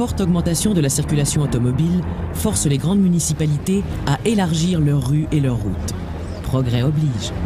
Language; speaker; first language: French; native; French